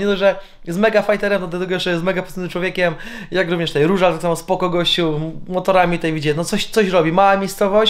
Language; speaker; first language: Polish; native; Polish